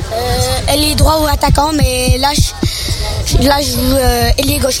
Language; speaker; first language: French; early bilingual, other home language; Chinese